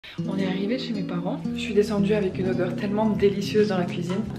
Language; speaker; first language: French; native; French